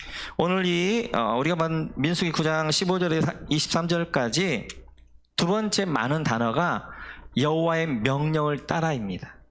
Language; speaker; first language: Korean; native; Korean